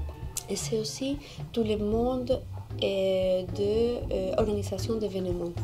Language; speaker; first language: French; non-native, fluent; Spanish